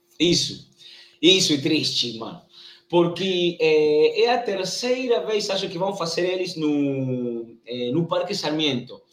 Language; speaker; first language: Portuguese; non-native, learner; Spanish